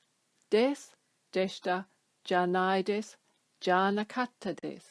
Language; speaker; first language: Japanese; non-native, fluent; English